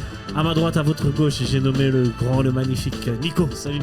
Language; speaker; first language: French; native; French